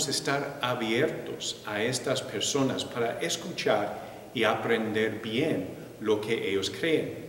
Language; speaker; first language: Spanish; non-native, fluent; English